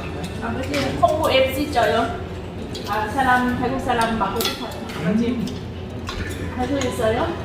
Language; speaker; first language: Korean; non-native, learner; Thai